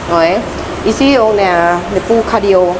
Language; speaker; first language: French; non-native, learner; Thai